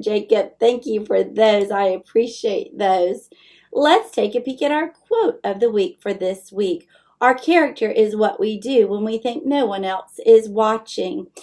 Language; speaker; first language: English; native; English